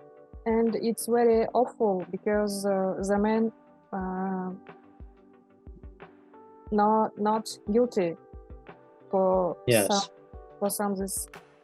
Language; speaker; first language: English; non-native, learner; Russian